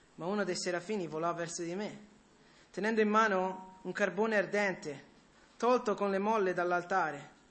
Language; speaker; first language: Italian; early bilingual, other home language; English